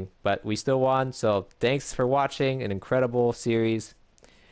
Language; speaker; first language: English; native; English